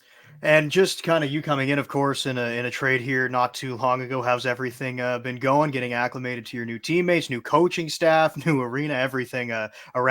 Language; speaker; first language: English; native; English